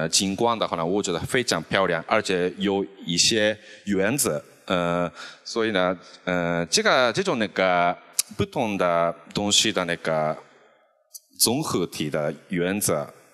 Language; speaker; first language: Chinese; non-native, fluent; Japanese